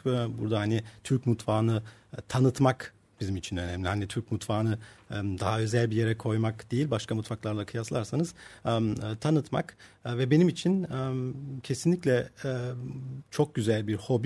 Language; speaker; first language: Turkish; early bilingual, heritage; Turkish